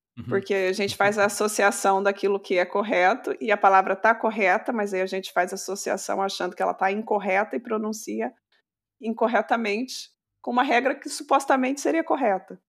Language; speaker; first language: Portuguese; native; Portuguese